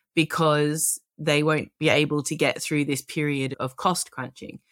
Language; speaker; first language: English; native; English